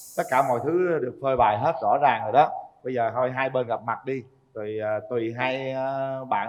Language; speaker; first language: Vietnamese; native; Vietnamese